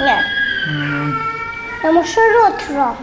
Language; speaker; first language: Polish; early bilingual, heritage; Polish